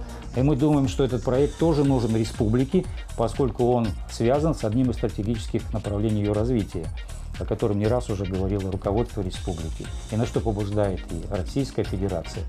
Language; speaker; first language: Russian; native; Russian